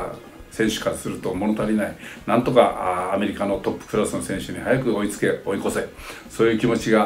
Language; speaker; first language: Japanese; native; Japanese